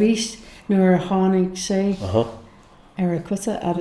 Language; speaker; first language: Irish; non-native, learner; English